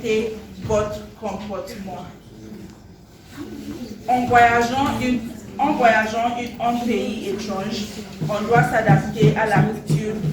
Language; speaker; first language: French; non-native, learner; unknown